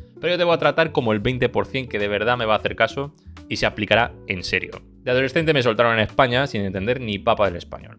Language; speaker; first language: Spanish; early bilingual, other home language; Bulgarian